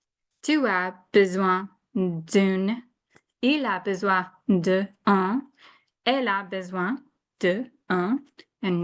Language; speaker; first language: French; non-native, fluent; English